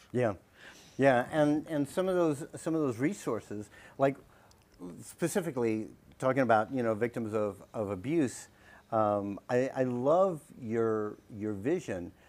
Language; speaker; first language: English; native; English